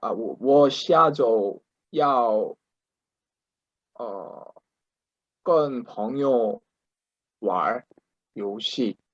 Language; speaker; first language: Chinese; non-native, learner; Korean